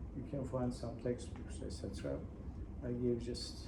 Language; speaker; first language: English; non-native, fluent; Turkish